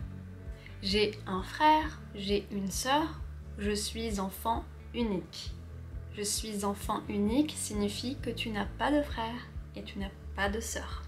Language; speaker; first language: French; native; French